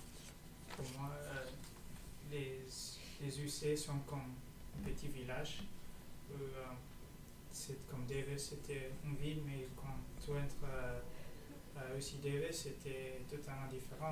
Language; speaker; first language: French; non-native, learner; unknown